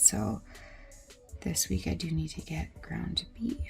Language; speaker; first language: English; native; English